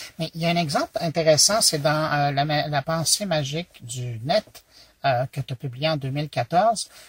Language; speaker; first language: French; native; French